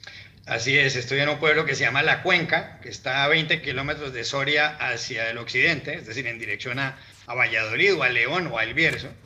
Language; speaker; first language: Spanish; native; Spanish